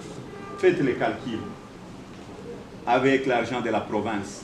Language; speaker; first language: French; non-native, local second language; Swahili